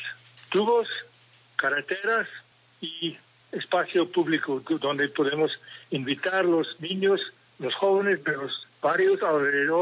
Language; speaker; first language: Spanish; non-native, fluent; English